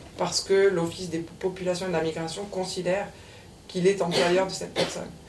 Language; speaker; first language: French; native; French